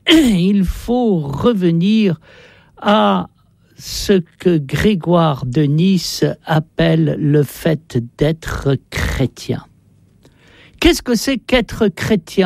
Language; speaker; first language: French; native; French